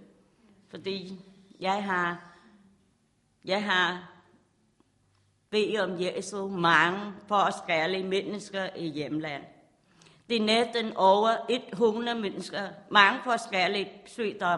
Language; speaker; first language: Danish; non-native, learner; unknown